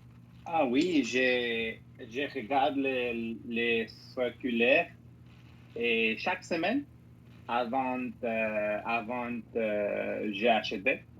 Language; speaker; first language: French; non-native, learner; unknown